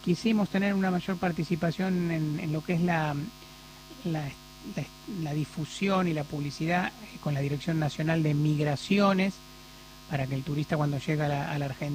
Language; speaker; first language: Spanish; native; Spanish